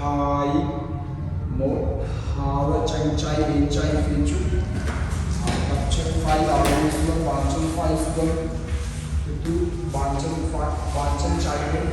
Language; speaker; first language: Vietnamese; non-native, learner; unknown